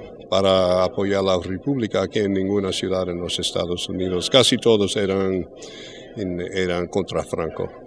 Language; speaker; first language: Spanish; early bilingual, heritage; English